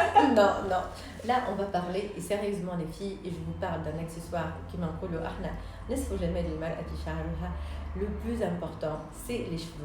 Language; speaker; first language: French; non-native, local second language; Arabic